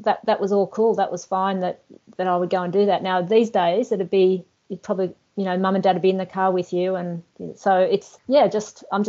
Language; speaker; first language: English; native; English